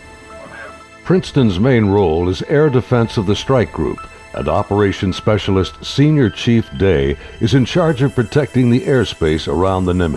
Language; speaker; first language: English; native; English